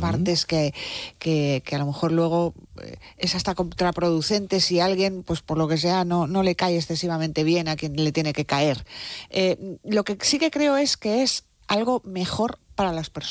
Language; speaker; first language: Spanish; native; Spanish